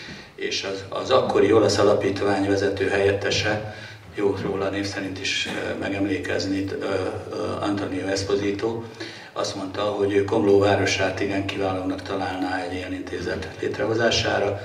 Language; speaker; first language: Hungarian; native; Hungarian